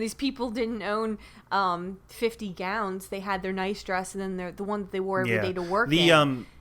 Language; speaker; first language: English; native; English